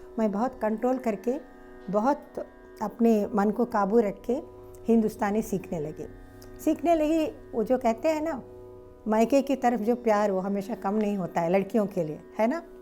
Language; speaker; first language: Hindi; non-native, local second language; Telugu